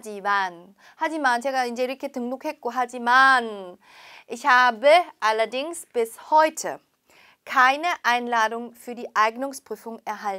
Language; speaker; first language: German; non-native, fluent; Korean